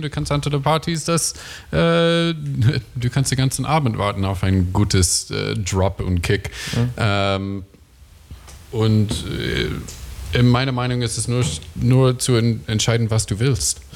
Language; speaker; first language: German; non-native, learner; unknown